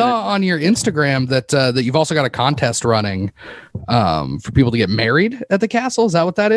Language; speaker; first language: English; native; English